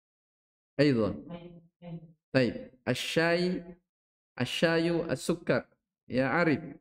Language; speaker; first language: Arabic; non-native, fluent; Indonesian